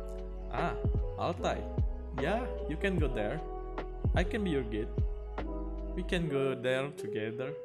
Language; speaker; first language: English; non-native, learner; Indonesian